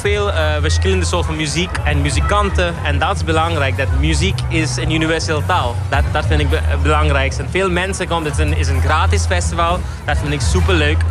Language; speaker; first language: Dutch; non-native, fluent; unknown